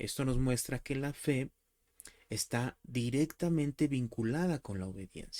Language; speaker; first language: Spanish; native; Spanish